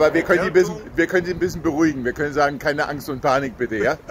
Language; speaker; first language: German; native; German